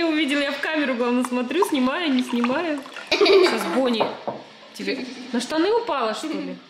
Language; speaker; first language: Russian; native; Russian